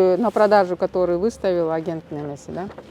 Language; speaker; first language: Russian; non-native, local second language; Kyrgyz